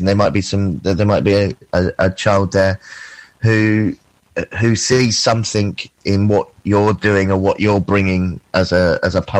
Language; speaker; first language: English; native; English